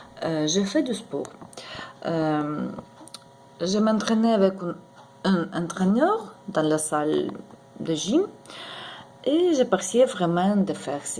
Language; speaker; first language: French; non-native, learner; Ukrainian